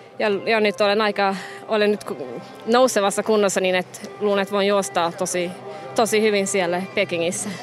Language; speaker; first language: Finnish; non-native, fluent; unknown